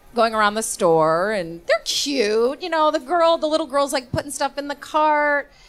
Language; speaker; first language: English; native; English